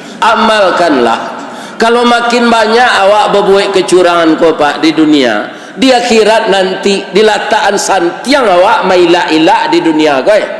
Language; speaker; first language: Malay; non-native, local second language; Minangkabau